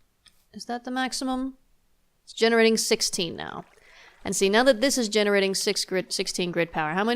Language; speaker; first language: English; native; English